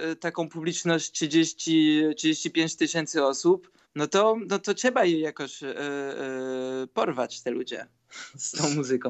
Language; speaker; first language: Polish; early bilingual, heritage; Polish